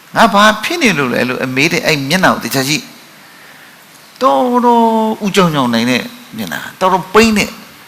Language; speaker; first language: Burmese; non-native, local second language; S'gaw Karen